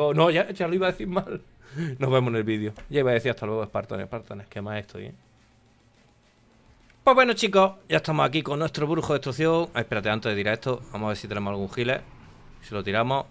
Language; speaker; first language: Spanish; native; Spanish